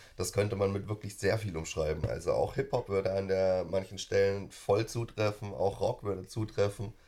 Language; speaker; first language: German; native; German